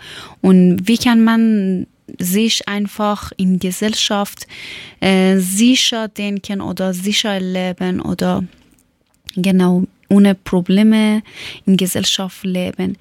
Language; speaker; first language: German; non-native, learner; Persian